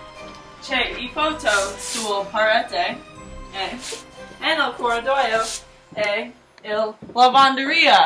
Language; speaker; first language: Italian; non-native, learner; English